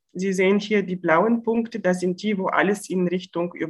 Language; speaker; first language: German; non-native, fluent; Bulgarian